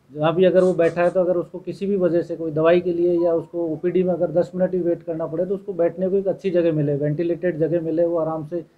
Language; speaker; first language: Hindi; native; Hindi